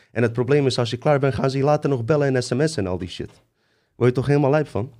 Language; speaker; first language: Dutch; early bilingual, other home language; Bosnian